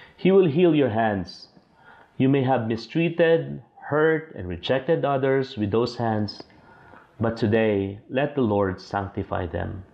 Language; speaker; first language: English; non-native, local second language; Filipino